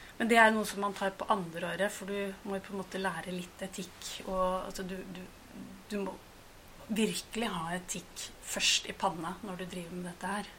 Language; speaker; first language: Norwegian; native; Norwegian